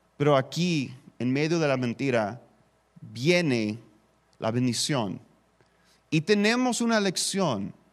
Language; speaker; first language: Spanish; non-native, fluent; English